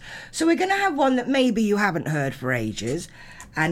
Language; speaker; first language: English; native; English